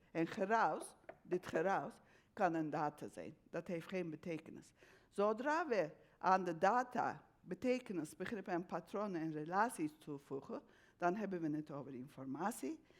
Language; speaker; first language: Dutch; non-native, fluent; Turkish